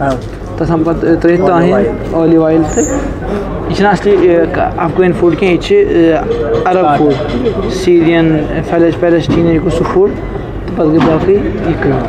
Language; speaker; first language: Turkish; non-native, fluent; Kashmiri